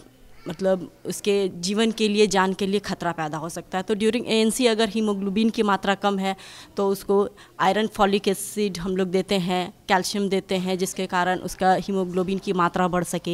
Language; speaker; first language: Hindi; native; Hindi